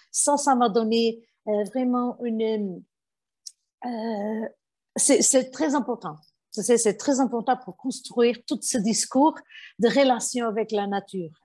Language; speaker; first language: French; non-native, fluent; Portuguese